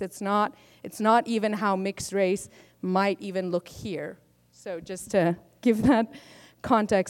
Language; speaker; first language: English; non-native, local second language; Afrikaans